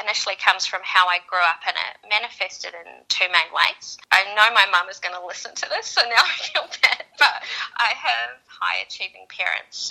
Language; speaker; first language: English; native; English